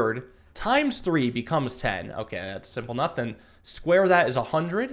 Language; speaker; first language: English; native; English